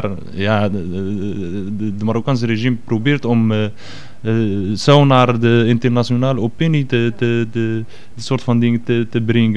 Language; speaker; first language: Dutch; non-native, fluent; Arabic